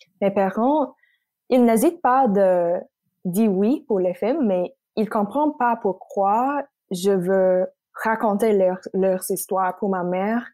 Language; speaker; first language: French; non-native, local second language; English